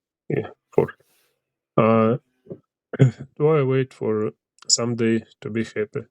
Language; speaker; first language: English; non-native, learner; Ukrainian